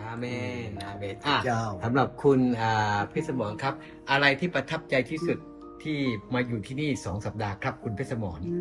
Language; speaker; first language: Thai; native; Thai